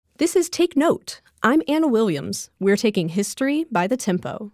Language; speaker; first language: English; native; English